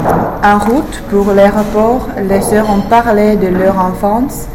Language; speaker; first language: French; non-native, fluent; English